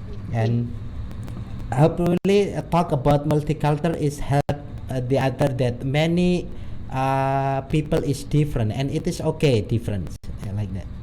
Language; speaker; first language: English; non-native, learner; Indonesian